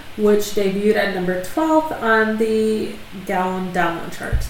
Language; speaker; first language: English; native; English